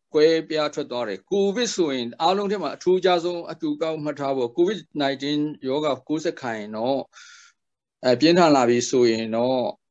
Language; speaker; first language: Burmese; non-native, local second language; Tedim Chin